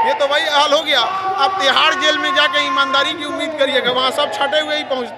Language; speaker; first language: Hindi; non-native, local second language; Bhojpuri